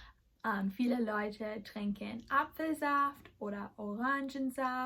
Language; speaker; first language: German; non-native, learner; English